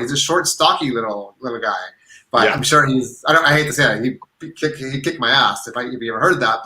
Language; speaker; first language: English; native; English